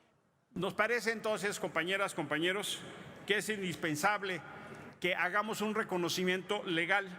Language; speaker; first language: Spanish; native; Spanish